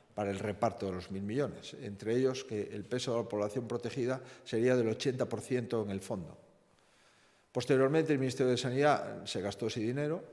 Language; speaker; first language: Spanish; non-native, local second language; Galician